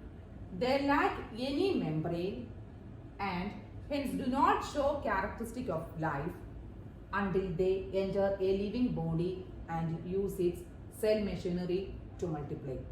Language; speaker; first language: English; non-native, local second language; Malayalam